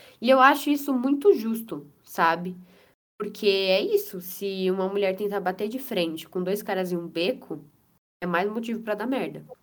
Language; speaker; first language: Portuguese; native; Portuguese